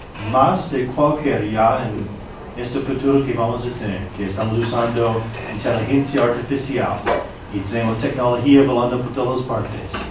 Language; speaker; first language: Spanish; non-native, fluent; English